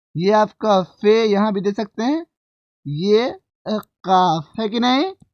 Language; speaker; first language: Hindi; native; Hindi